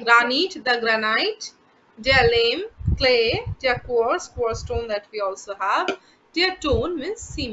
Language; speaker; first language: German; non-native, fluent; Bangla